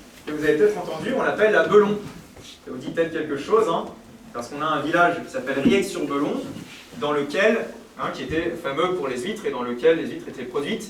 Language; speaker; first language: French; native; French